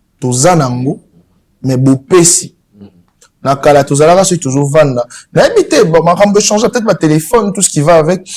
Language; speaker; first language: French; non-native, local second language; Lingala